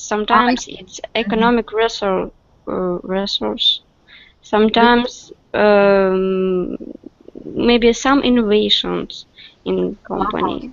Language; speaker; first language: English; non-native, learner; Russian